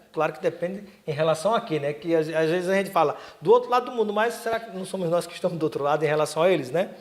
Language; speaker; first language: Portuguese; native; Portuguese